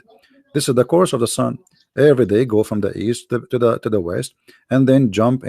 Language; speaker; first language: English; non-native, local second language; Arabic